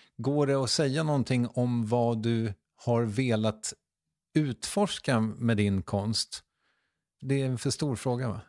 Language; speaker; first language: Swedish; native; Swedish